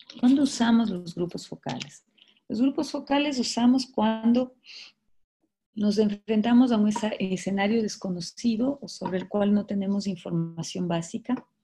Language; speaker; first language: Spanish; native; Spanish